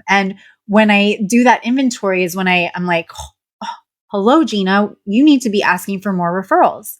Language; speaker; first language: English; native; English